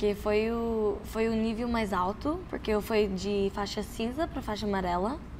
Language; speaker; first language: Portuguese; early bilingual, heritage; Portuguese